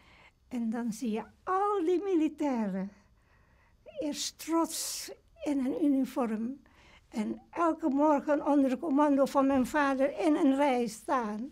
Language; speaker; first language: Dutch; early bilingual, other home language; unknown